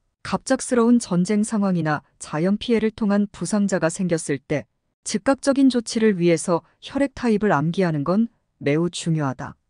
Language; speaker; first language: Korean; native; Korean